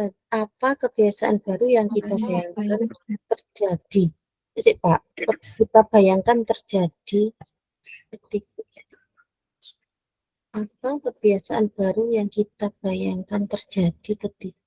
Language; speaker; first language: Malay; non-native, local second language; Javanese